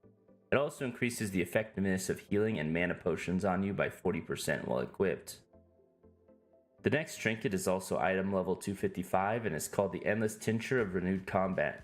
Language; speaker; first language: English; native; English